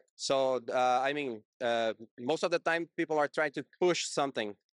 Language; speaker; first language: English; non-native, fluent; Portuguese